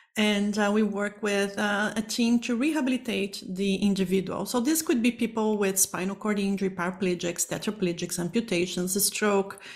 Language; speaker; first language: English; non-native, fluent; Portuguese